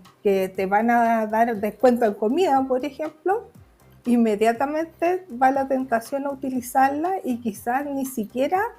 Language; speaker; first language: Spanish; native; Spanish